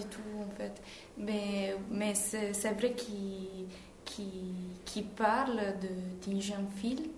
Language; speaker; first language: French; non-native, fluent; Italian